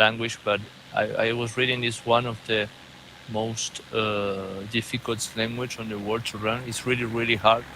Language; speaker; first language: English; non-native, fluent; Spanish